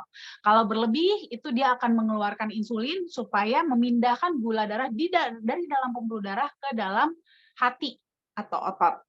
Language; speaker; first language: Indonesian; native; Indonesian